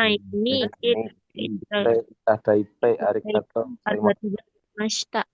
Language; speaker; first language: Japanese; non-native, learner; Indonesian